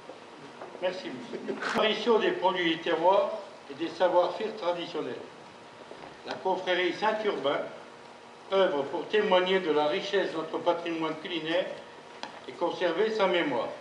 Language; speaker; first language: French; native; French